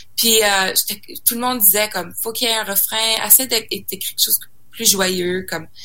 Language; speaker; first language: French; native; French